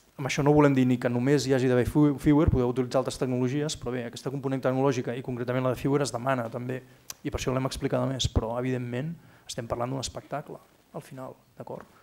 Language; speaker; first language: Catalan; native; Catalan